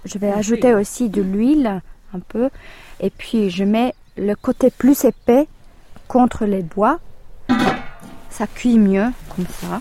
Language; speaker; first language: French; non-native, fluent; Finnish